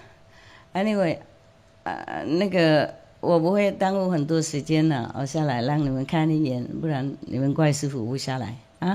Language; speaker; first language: Chinese; non-native, fluent; Vietnamese